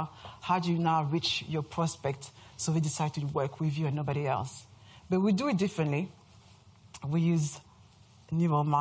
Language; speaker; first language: English; non-native, fluent; French